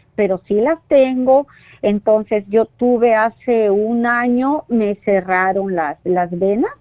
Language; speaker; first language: Spanish; native; Spanish